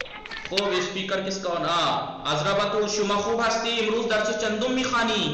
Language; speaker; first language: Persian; non-native, fluent; Urdu